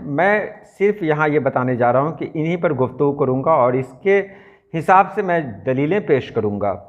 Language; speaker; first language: Urdu; native; Urdu